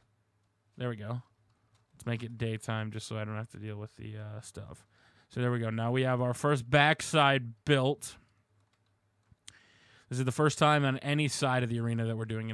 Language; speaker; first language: English; native; English